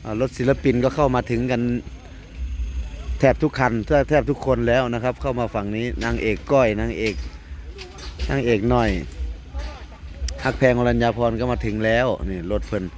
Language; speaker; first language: Thai; non-native, local second language; Northeastern Thai